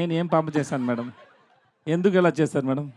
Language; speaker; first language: Telugu; non-native, learner; Tamil